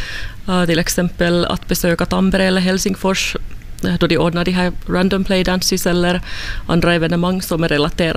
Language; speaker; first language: Swedish; non-native, fluent; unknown